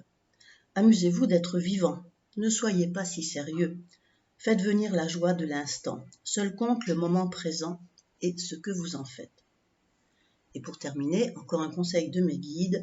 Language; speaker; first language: French; native; French